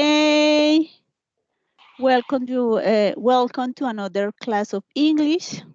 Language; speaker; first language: English; non-native, learner; Spanish